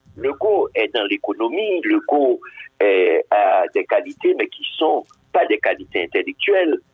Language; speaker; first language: French; non-native, local second language; Haitian Creole